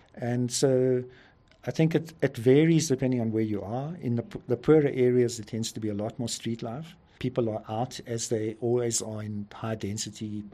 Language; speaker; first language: English; native; English